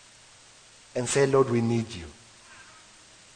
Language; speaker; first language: English; non-native, local second language; Zulu